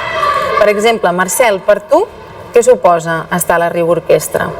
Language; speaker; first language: Catalan; native; Catalan